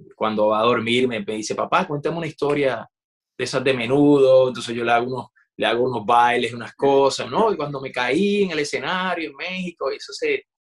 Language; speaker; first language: Spanish; native; Spanish